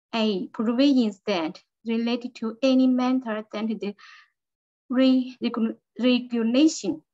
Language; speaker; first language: English; non-native, learner; Chinese